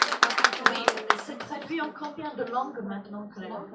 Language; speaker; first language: French; non-native, fluent; English